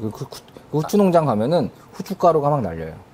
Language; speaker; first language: Korean; native; Korean